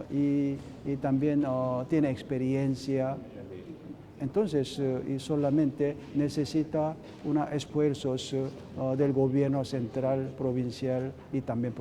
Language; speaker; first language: Spanish; non-native, learner; Korean